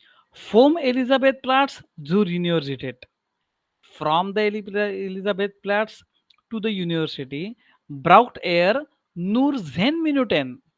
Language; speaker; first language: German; non-native, learner; Marathi